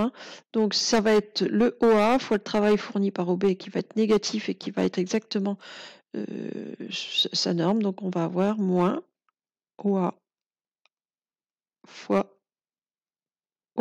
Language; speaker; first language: French; native; French